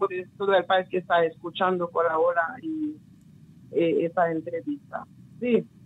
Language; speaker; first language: Spanish; non-native, local second language; Haitian Creole